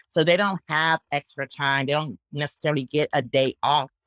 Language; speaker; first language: English; native; English